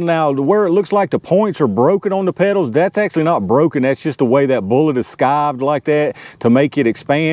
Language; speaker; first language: English; native; English